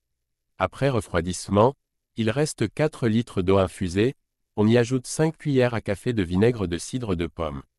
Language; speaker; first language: French; native; French